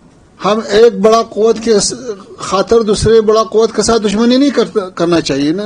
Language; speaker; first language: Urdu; non-native, fluent; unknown